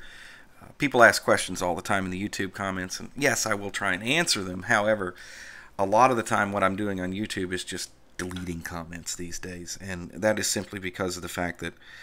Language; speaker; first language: English; native; English